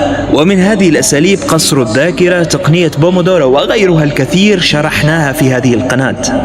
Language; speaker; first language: Arabic; native; Arabic